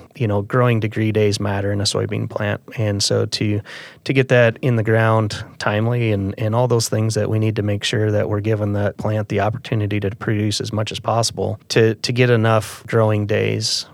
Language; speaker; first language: English; native; English